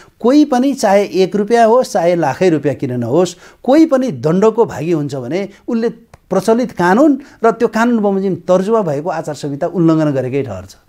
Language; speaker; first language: Nepali; native; Nepali